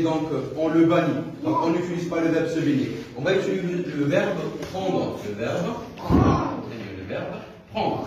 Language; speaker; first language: French; non-native, local second language; Arabic